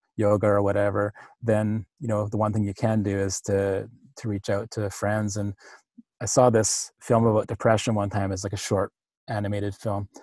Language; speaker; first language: English; native; English